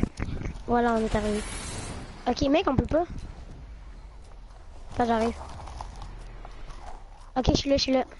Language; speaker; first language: French; native; French